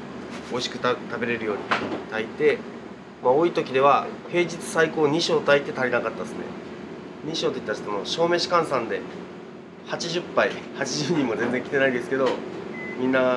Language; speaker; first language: Japanese; native; Japanese